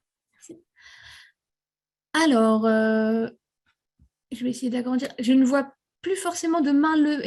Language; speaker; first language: French; native; French